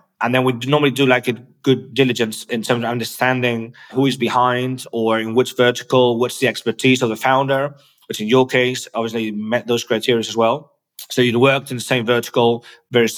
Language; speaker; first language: English; non-native, fluent; Spanish